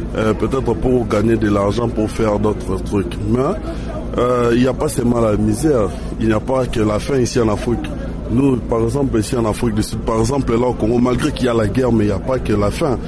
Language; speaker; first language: French; non-native, local second language; Lingala